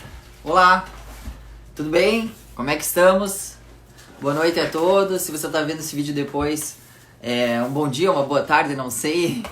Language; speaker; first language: Portuguese; native; Portuguese